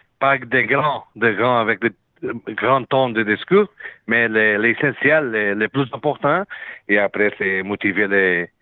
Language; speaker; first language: French; non-native, learner; Portuguese